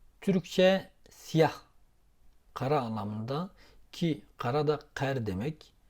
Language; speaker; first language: Turkish; non-native, local second language; Zaza